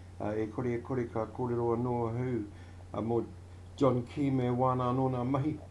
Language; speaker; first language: Māori; non-native, local second language; English